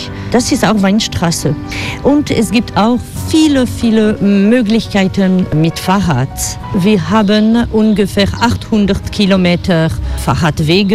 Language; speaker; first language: German; non-native, fluent; French